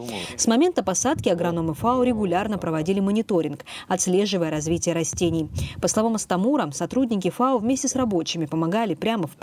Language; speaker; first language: Russian; native; Russian